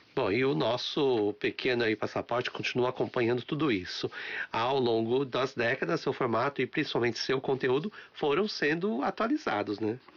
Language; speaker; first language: Portuguese; native; Portuguese